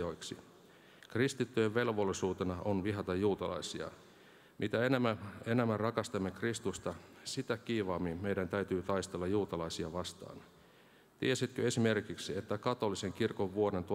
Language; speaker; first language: Finnish; native; Finnish